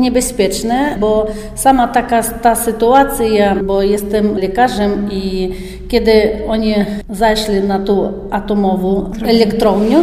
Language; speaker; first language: Polish; non-native, learner; Ukrainian